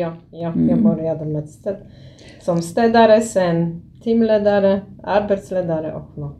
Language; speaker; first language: Swedish; non-native, learner; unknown